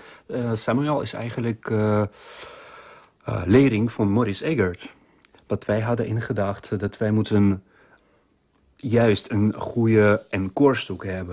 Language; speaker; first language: Dutch; non-native, fluent; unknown